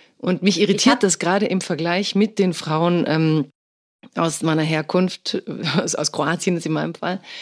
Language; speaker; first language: German; early bilingual, other home language; Croatian